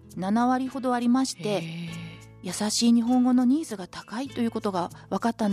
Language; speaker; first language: Japanese; native; Japanese